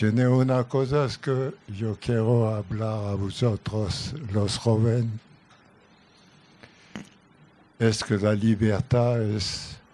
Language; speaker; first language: Spanish; non-native, learner; French